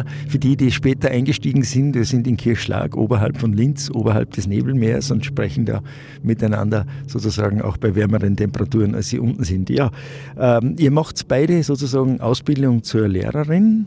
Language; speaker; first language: German; native; German